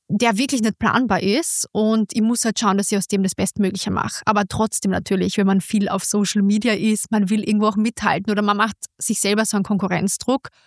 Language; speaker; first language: German; native; German